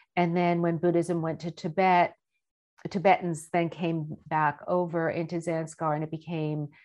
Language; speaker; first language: English; native; English